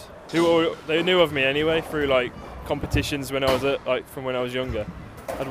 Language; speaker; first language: English; native; English